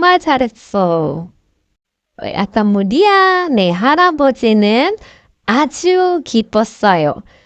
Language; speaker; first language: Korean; non-native, fluent; Indonesian